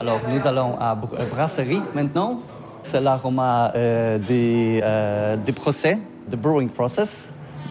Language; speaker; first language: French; non-native, learner; Polish